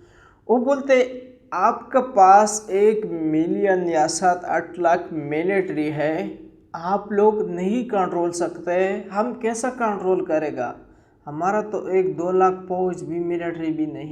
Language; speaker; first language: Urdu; non-native, local second language; Pashto